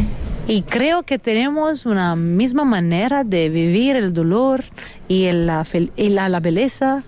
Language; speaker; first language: Spanish; non-native, fluent; Italian